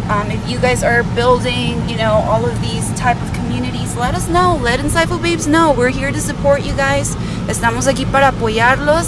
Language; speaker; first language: English; early bilingual, other home language; Spanish